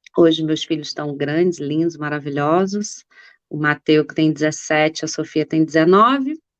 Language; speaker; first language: Portuguese; native; Portuguese